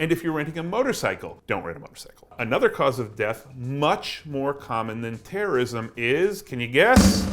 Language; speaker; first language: English; native; English